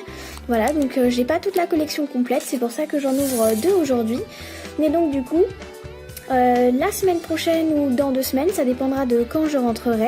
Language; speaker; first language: French; native; French